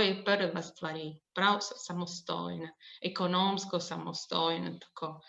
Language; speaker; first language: Slovenian; non-native, local second language; Italian